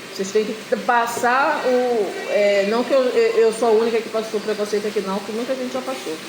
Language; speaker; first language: Portuguese; native; Portuguese